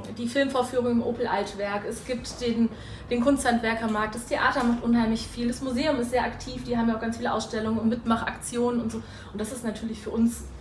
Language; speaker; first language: German; native; German